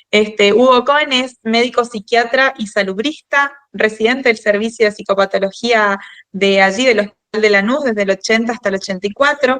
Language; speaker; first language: Spanish; native; Spanish